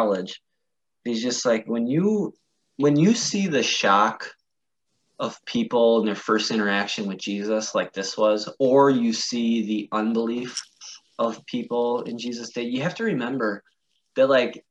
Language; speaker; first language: English; native; English